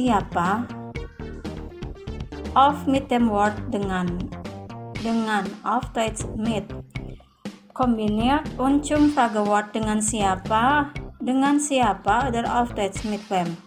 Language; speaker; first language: German; non-native, fluent; Indonesian